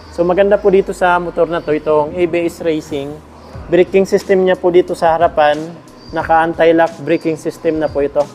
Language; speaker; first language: Filipino; native; Filipino